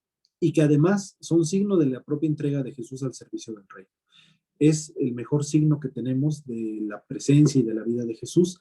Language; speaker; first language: Spanish; native; Spanish